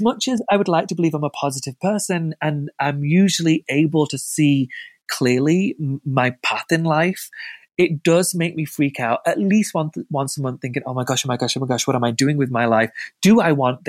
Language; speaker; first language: English; native; English